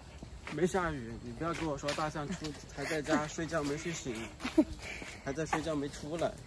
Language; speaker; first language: Chinese; native; Chinese